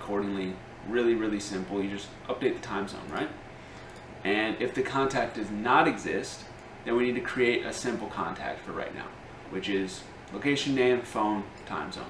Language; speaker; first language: English; native; English